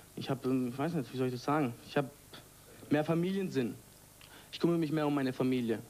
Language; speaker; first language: German; early bilingual, other home language; Italian